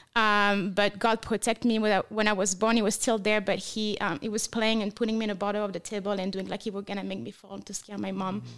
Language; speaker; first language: English; non-native, fluent; French